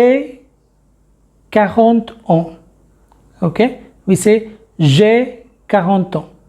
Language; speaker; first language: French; non-native, fluent; Hindi